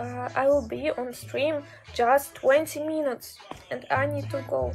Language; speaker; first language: English; non-native, learner; Russian